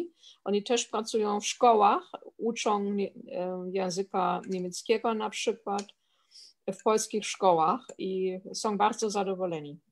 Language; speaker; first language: Polish; non-native, fluent; German